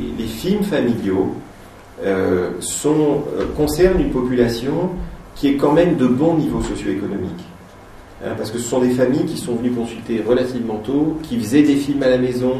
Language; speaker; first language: French; native; French